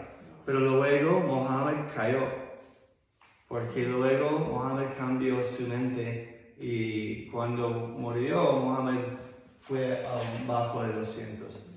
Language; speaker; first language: Spanish; non-native, fluent; English